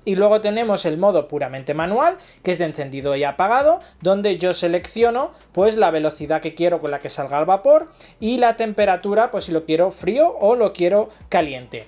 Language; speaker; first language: Spanish; native; Spanish